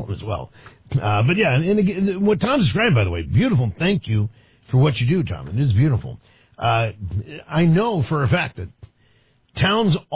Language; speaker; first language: English; native; English